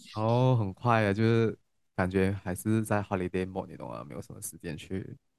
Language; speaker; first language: Chinese; native; Chinese